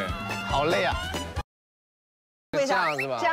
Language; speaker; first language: Chinese; native; Chinese